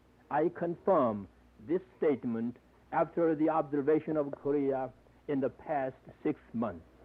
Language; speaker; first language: English; non-native, fluent; Korean